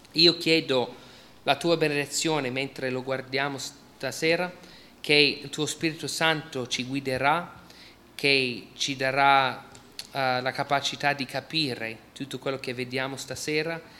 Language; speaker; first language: Italian; non-native, fluent; English